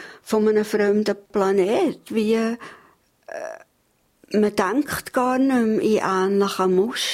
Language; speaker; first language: German; native; German